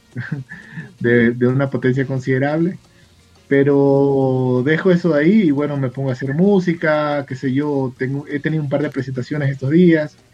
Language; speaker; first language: Spanish; native; Spanish